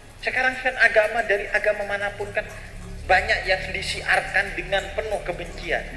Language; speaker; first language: Indonesian; non-native, local second language; Madurese